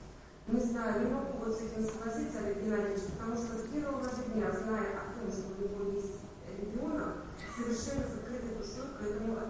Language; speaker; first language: Russian; native; Russian